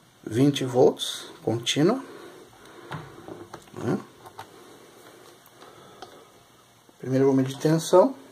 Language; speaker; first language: Portuguese; native; Portuguese